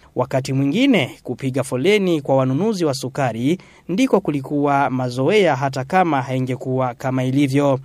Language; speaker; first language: Swahili; non-native, local second language; Rundi